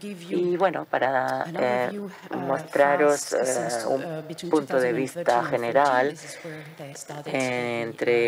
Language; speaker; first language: Spanish; non-native, fluent; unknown